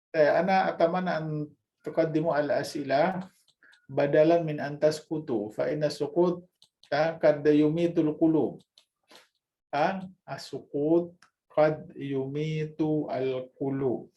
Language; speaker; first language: Arabic; non-native, fluent; Indonesian